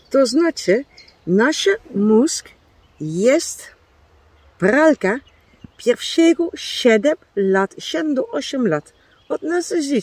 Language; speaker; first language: Polish; non-native, learner; Dutch